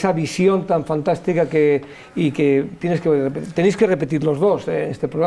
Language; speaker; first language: Spanish; native; Spanish